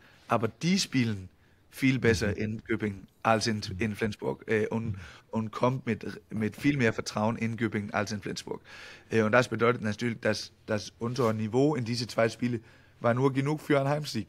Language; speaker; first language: German; non-native, fluent; Danish